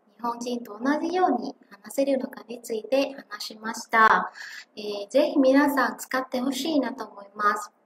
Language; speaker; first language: Japanese; non-native, fluent; Vietnamese